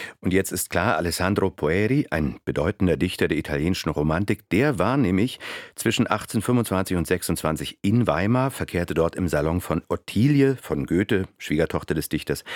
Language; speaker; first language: German; native; German